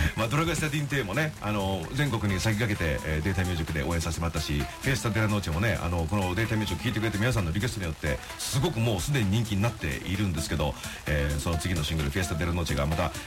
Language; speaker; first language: Japanese; native; Japanese